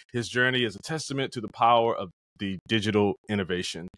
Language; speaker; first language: English; native; English